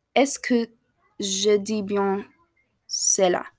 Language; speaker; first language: French; non-native, learner; English